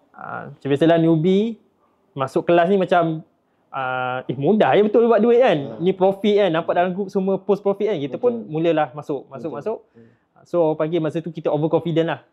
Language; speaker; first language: Malay; native; Malay